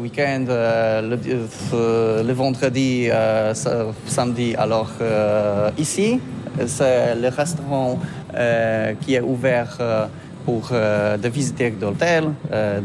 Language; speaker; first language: French; non-native, learner; Polish